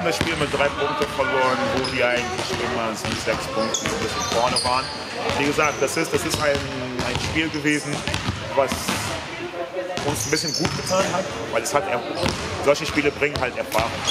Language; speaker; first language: German; non-native, fluent; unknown